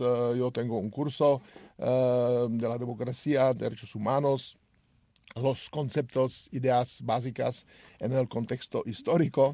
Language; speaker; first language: Spanish; non-native, learner; Czech